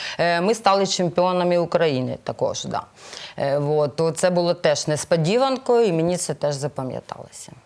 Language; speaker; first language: Ukrainian; native; Ukrainian